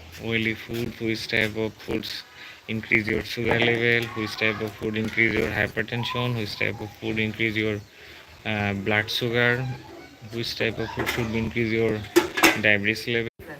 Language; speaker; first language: English; non-native, local second language; Bangla